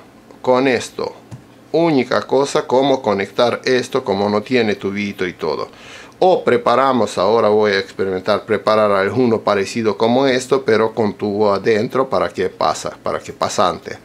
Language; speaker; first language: Spanish; non-native, fluent; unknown